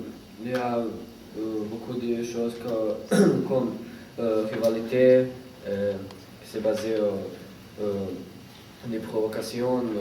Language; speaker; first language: French; non-native, learner; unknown